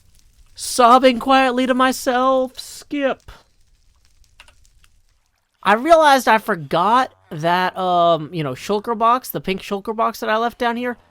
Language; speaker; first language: English; native; English